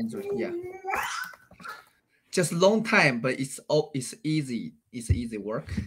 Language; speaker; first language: English; non-native, learner; Chinese